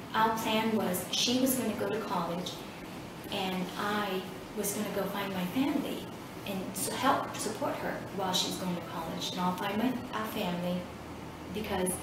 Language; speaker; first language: English; early bilingual, other home language; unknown